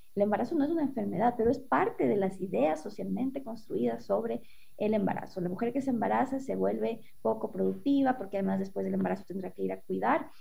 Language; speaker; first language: Spanish; native; Spanish